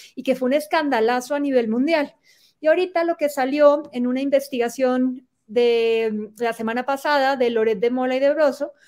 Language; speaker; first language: Spanish; native; Spanish